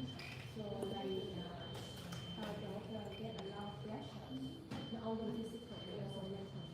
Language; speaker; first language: English; non-native, learner; Vietnamese